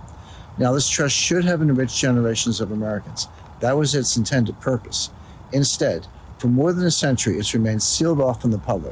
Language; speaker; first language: English; native; English